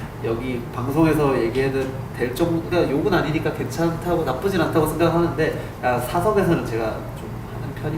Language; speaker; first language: Korean; native; Korean